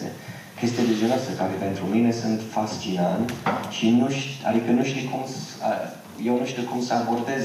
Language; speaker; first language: Romanian; non-native, fluent; English